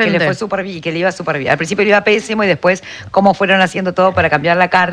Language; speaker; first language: Spanish; native; Spanish